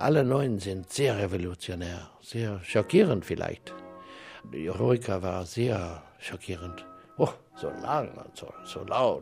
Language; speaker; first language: German; non-native, learner; English